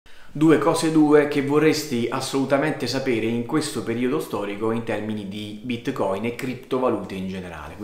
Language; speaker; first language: Italian; native; Italian